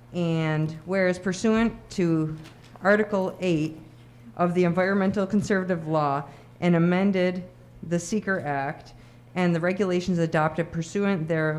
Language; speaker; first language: English; native; English